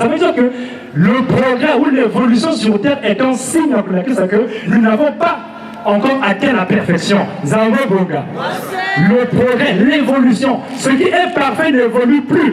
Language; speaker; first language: French; non-native, local second language; Lingala